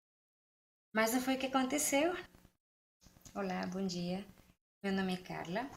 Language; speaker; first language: Portuguese; non-native, fluent; Spanish